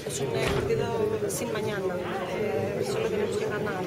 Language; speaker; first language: Spanish; non-native, learner; Greek